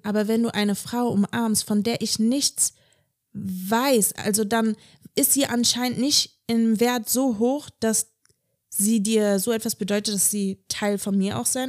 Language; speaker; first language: German; native; German